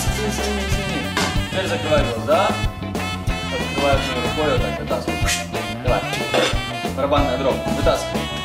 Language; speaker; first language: Russian; native; Russian